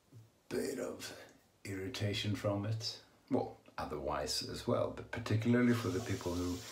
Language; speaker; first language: English; non-native, fluent; Swedish